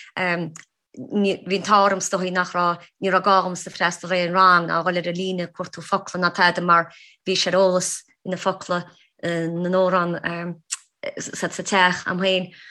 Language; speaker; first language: Irish; native; Irish